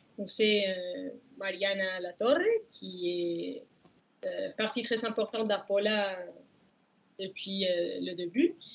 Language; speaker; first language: French; non-native, fluent; Spanish